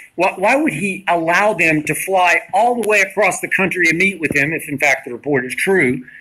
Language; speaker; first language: English; native; English